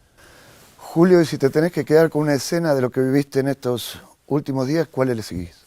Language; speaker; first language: Spanish; native; Spanish